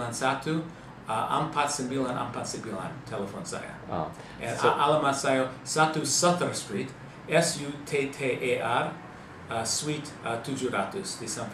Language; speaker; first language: Indonesian; non-native, learner; English